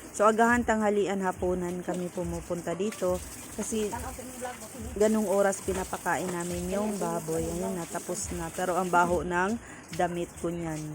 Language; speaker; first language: Filipino; non-native, local second language; Cebuano